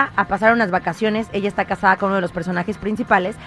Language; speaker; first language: Spanish; native; Spanish